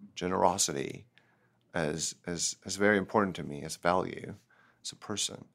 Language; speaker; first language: English; non-native, fluent; Turkish